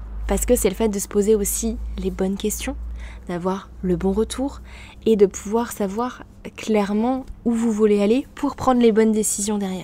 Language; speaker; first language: French; native; French